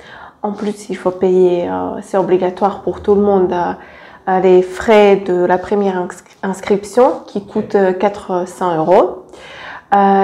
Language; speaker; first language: French; non-native, fluent; Serbian